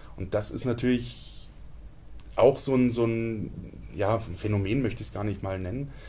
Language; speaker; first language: German; native; German